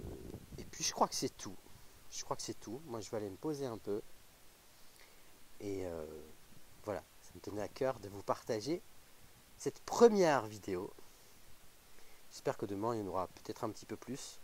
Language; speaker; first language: French; native; French